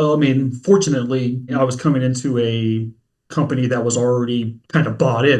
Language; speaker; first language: English; native; English